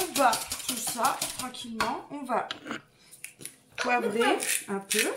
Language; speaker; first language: French; native; French